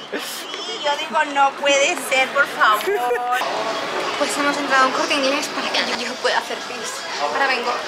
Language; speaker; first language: Spanish; native; Spanish